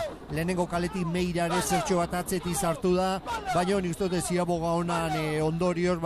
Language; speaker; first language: Basque; native; Basque